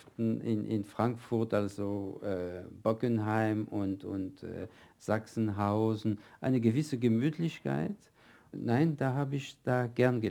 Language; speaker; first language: German; non-native, fluent; French